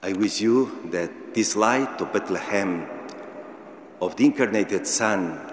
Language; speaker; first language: English; non-native, learner; Catalan